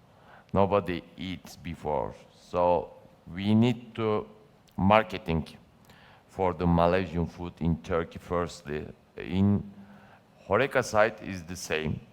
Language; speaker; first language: English; non-native, learner; Turkish